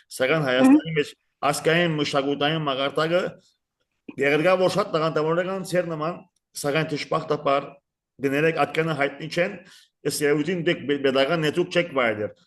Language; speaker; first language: Armenian; early bilingual, heritage; Armenian